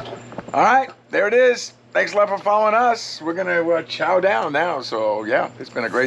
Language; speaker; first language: English; native; English